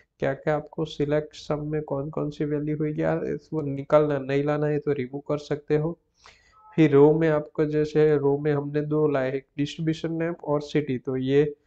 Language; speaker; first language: Hindi; non-native, local second language; Gujarati